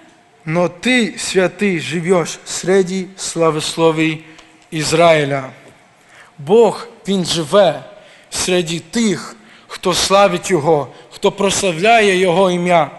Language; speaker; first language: Ukrainian; early bilingual, heritage; Ukrainian